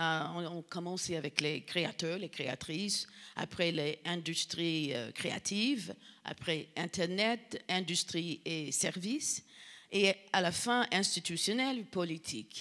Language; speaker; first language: French; non-native, fluent; English